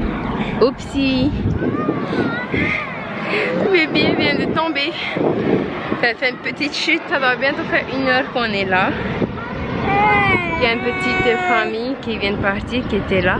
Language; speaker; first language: French; native; French